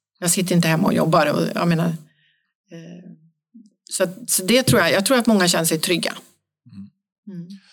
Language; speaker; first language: Swedish; native; Swedish